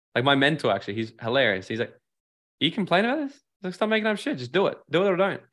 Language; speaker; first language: English; native; English